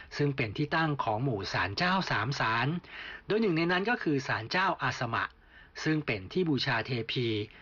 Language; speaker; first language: Thai; native; Thai